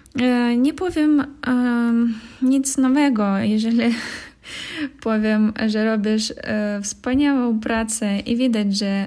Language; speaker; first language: Polish; non-native, fluent; Russian